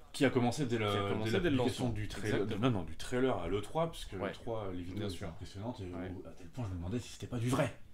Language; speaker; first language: French; native; French